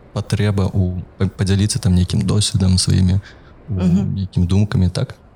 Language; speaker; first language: Belarusian; non-native, local second language; Russian